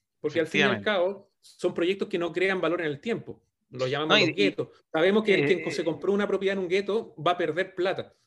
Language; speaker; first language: Spanish; native; Spanish